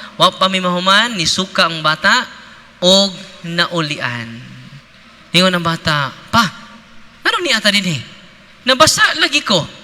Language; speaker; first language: Cebuano; native; Cebuano